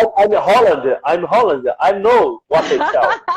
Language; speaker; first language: English; non-native, learner; Portuguese